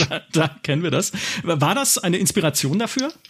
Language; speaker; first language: German; native; German